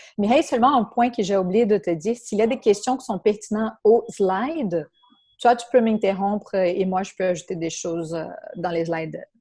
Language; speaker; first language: French; non-native, fluent; Portuguese